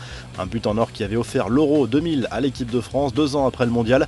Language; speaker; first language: French; native; French